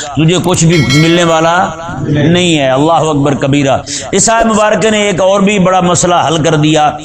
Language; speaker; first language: Urdu; non-native, local second language; Punjabi